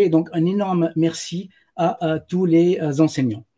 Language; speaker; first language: French; native; French